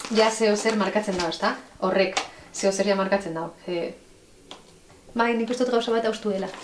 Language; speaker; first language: Basque; non-native, local second language; Spanish